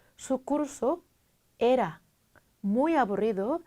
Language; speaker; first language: Spanish; non-native, fluent; Korean